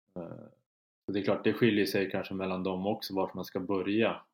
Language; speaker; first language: Swedish; native; Swedish